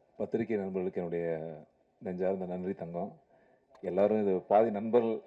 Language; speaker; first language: Tamil; native; Tamil